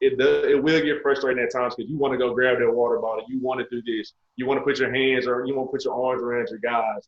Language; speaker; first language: English; native; English